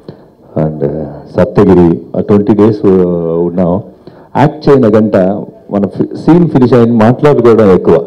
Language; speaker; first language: Telugu; non-native, fluent; Tamil